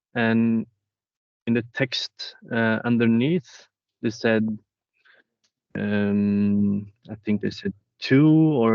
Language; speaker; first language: English; non-native, fluent; Norwegian